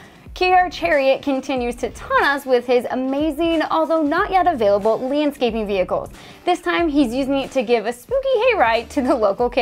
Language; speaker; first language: English; native; English